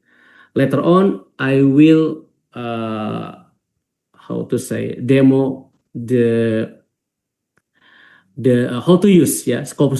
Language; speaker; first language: English; non-native, fluent; Indonesian